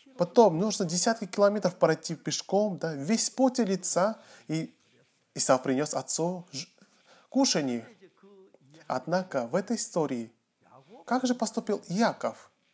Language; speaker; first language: Russian; non-native, fluent; Korean